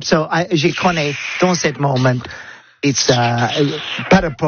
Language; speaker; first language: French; non-native, learner; English